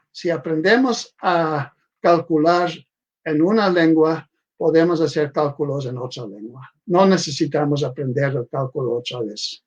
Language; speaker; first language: Spanish; non-native, fluent; Dutch